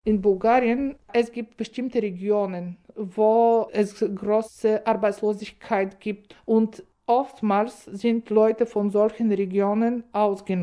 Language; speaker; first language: German; non-native, fluent; Bulgarian